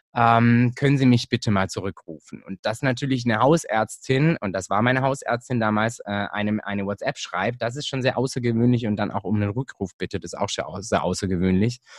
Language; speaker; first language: German; native; German